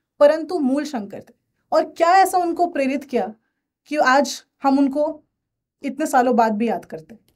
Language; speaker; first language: Hindi; native; Hindi